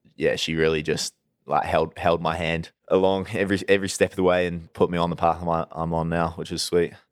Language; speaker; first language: English; native; English